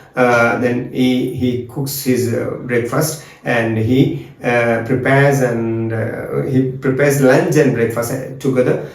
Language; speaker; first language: English; non-native, local second language; Malayalam